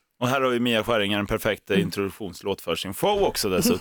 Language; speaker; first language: Swedish; native; Swedish